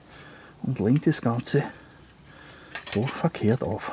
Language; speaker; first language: German; native; German